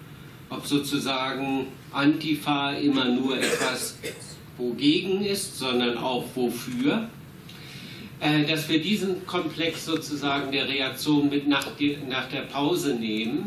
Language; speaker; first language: German; native; German